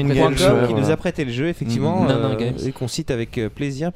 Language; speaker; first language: French; native; French